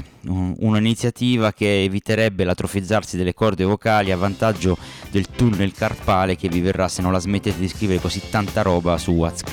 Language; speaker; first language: Italian; native; Italian